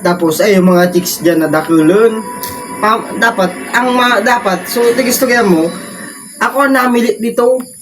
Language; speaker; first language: Filipino; non-native, local second language; Bikol